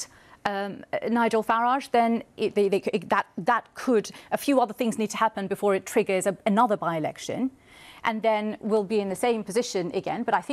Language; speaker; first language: English; non-native, local second language; Bangla